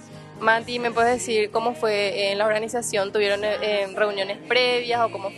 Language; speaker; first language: Spanish; native; Spanish